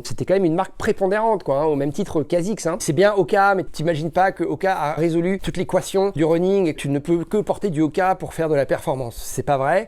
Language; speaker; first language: French; native; French